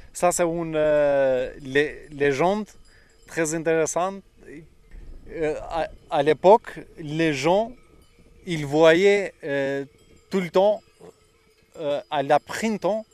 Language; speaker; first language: French; non-native, fluent; Albanian